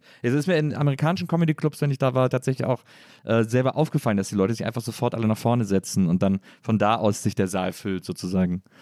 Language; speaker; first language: German; native; German